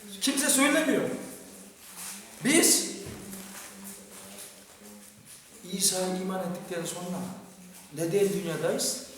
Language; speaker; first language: Turkish; non-native, fluent; Korean